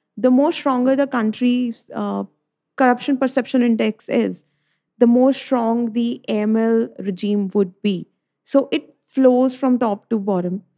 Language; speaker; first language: English; non-native, local second language; Hindi